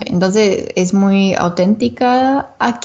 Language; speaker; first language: Spanish; non-native, learner; English